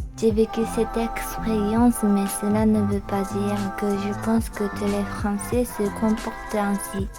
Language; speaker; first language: French; non-native, learner; Japanese